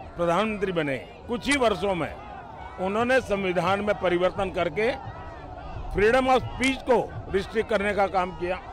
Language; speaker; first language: Hindi; non-native, local second language; Gujarati